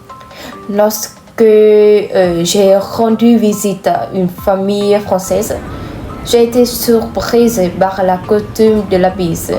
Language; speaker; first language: French; non-native, fluent; Vietnamese